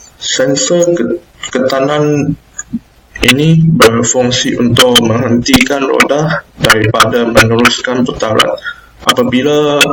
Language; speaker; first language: Malay; non-native, local second language; Chinese